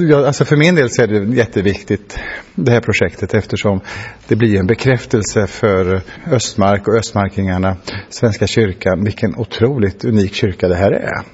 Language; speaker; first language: Swedish; native; Swedish